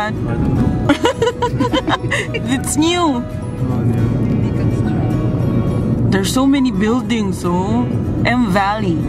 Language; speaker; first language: English; non-native, local second language; Filipino